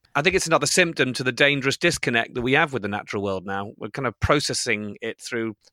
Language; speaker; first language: English; native; English